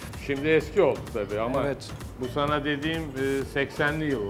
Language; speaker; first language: Turkish; native; Turkish